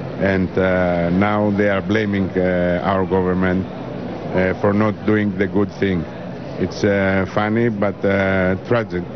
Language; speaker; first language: English; non-native, fluent; Greek